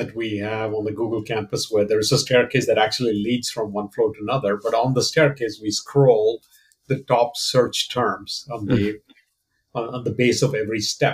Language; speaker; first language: English; non-native, local second language; Malayalam